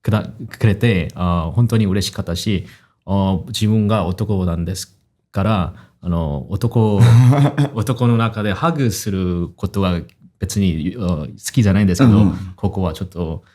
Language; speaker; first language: Japanese; non-native, fluent; Korean